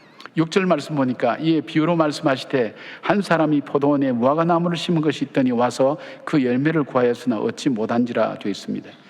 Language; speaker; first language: Korean; native; Korean